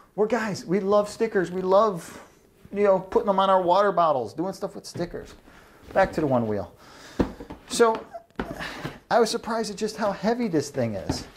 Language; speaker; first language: English; native; English